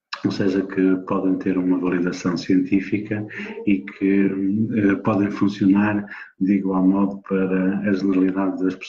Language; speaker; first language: Portuguese; native; Portuguese